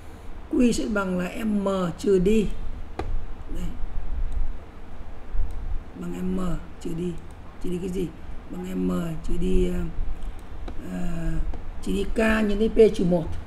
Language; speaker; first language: Vietnamese; native; Vietnamese